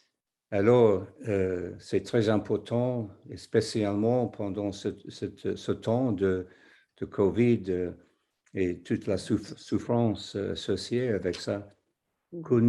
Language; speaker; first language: French; non-native, fluent; English